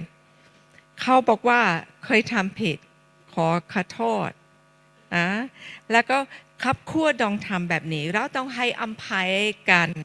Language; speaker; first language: Thai; non-native, fluent; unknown